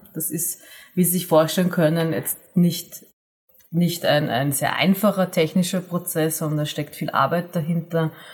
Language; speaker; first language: German; native; German